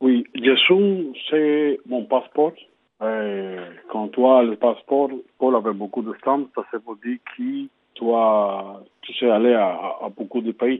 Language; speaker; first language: French; non-native, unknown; Spanish